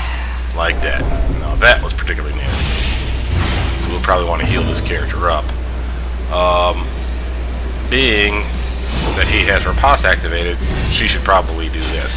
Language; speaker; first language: English; native; English